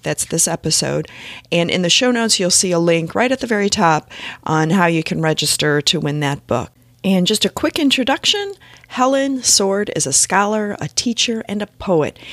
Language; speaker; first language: English; native; English